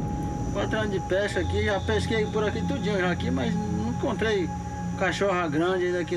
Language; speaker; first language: Portuguese; native; Portuguese